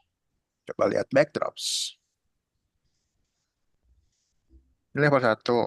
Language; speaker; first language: Indonesian; native; Indonesian